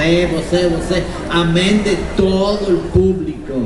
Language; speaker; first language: Portuguese; non-native, learner; Spanish